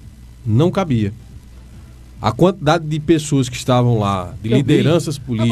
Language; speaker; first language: Portuguese; native; Portuguese